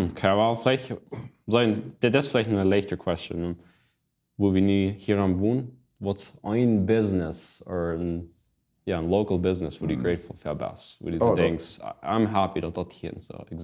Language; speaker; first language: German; non-native, learner; Plautdietsch